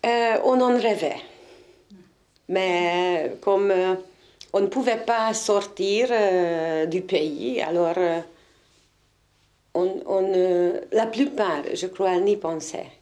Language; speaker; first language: French; non-native, fluent; Hungarian